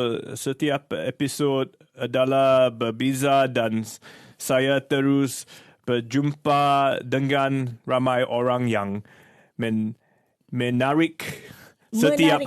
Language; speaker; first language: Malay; non-native, learner; English